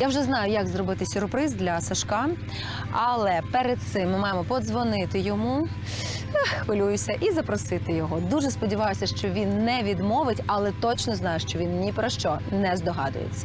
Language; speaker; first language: Ukrainian; native; Ukrainian